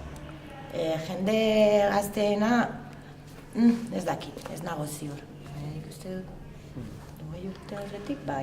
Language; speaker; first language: Basque; non-native, learner; French